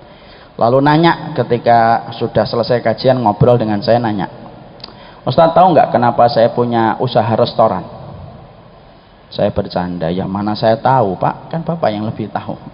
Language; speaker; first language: Indonesian; native; Indonesian